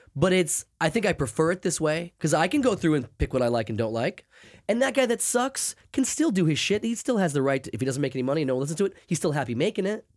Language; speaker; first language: English; native; English